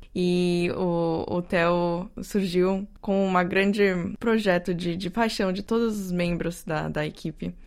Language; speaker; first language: Portuguese; native; Portuguese